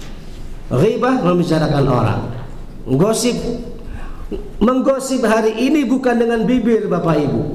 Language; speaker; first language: Indonesian; native; Indonesian